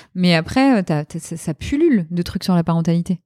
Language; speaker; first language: French; native; French